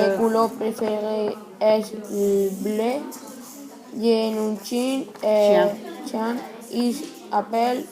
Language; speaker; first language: French; non-native, learner; Spanish